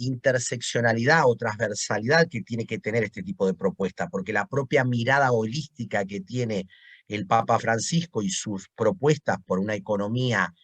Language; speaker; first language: Spanish; native; Spanish